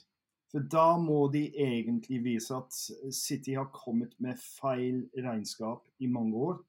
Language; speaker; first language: Norwegian; non-native, fluent; English